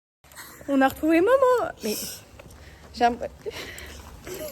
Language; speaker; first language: French; native; French